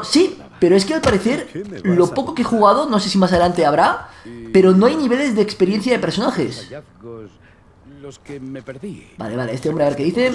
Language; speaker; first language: Spanish; native; Spanish